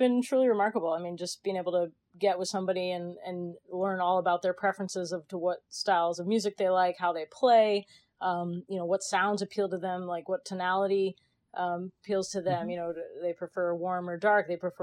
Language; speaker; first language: English; native; English